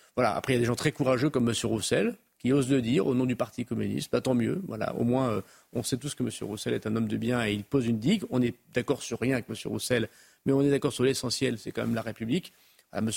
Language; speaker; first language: French; native; French